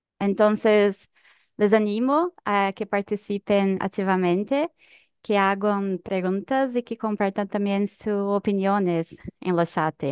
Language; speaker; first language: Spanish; non-native, fluent; Portuguese